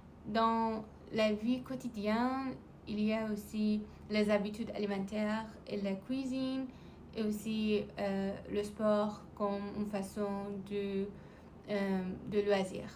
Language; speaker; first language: French; non-native, learner; Persian